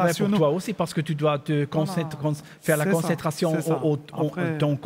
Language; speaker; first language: French; non-native, learner; German